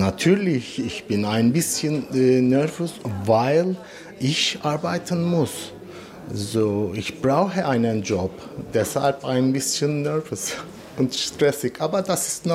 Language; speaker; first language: German; non-native, learner; Turkish